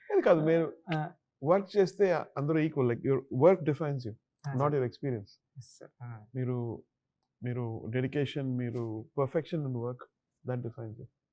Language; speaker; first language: Telugu; non-native, learner; Tamil